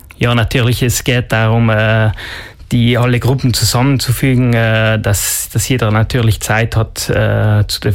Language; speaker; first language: German; non-native, local second language; Ladin